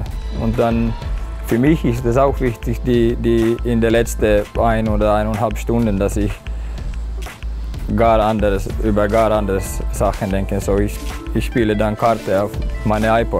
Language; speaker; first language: German; non-native, fluent; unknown